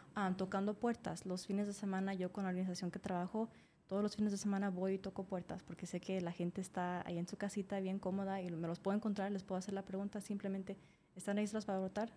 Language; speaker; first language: Spanish; early bilingual, other home language; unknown